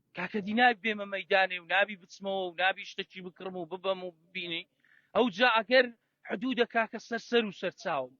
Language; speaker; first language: Central Kurdish; native; Central Kurdish